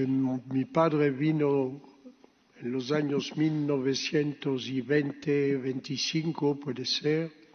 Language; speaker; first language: Spanish; early bilingual, heritage; Ladino